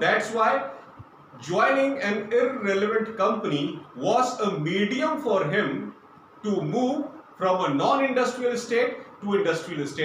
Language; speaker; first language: English; non-native, local second language; Hindi